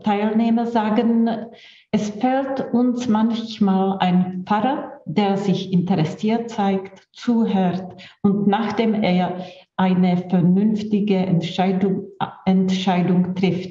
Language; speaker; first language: German; non-native, fluent; Czech